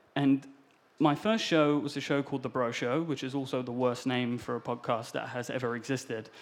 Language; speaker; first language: English; native; English